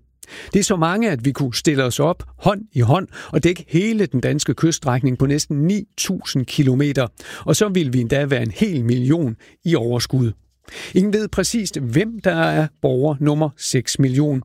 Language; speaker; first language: Danish; native; Danish